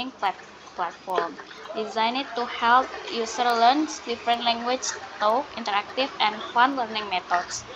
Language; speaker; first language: English; non-native, learner; Indonesian